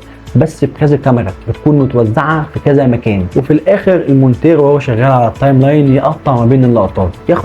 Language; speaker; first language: Arabic; native; Arabic